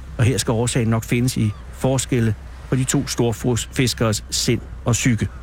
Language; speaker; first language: Danish; native; Danish